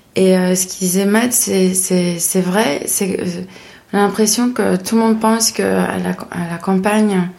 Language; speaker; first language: French; non-native, fluent; Spanish